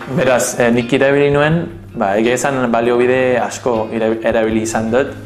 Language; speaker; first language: Basque; non-native, fluent; English